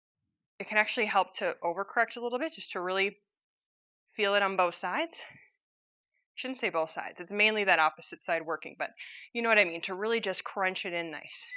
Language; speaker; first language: English; native; English